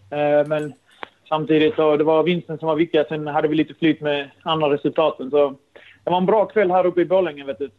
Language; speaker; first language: Swedish; early bilingual, other home language; Kurdish